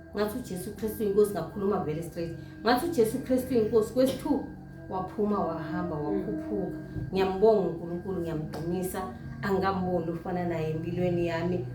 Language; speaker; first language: Zulu; non-native, local second language; South Ndebele